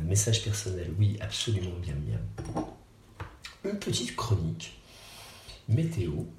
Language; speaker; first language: French; native; French